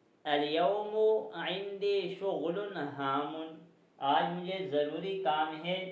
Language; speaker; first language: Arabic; non-native, fluent; Urdu